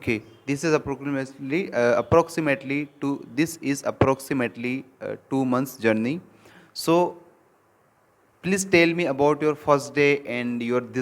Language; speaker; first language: English; non-native, local second language; Hindi